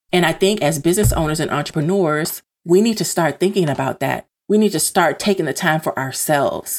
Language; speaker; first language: English; native; English